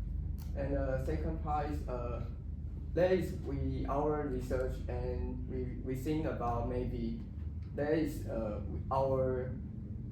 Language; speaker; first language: English; non-native, learner; Chinese